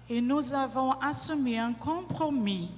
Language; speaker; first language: French; non-native, learner; Portuguese